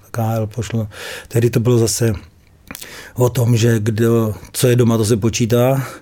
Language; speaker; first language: Czech; native; Czech